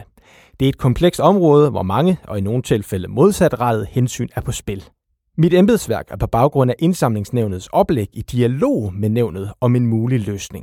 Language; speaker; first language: Danish; native; Danish